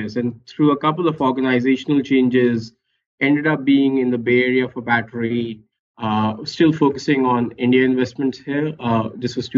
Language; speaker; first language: English; non-native, local second language; Hindi